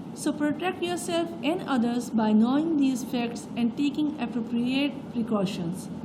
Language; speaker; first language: English; non-native, local second language; Urdu